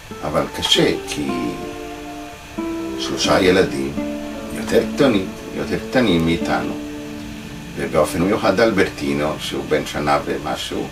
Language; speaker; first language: Hebrew; non-native, fluent; Italian